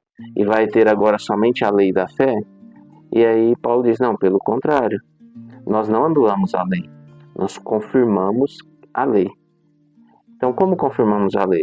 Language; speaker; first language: Portuguese; native; Portuguese